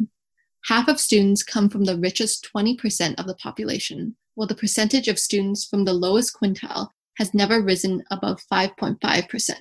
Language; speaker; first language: English; early bilingual, other home language; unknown